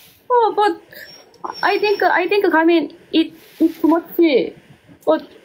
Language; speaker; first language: English; non-native, learner; Korean